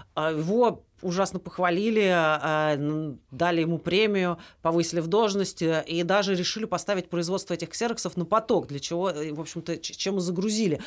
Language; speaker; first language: Russian; native; Russian